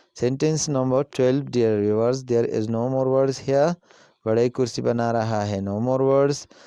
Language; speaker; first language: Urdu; non-native, local second language; Pashto